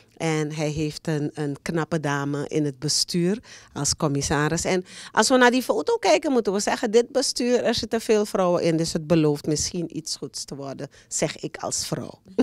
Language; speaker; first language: Dutch; native; Dutch